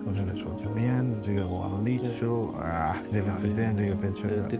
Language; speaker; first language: Chinese; non-native, learner; Italian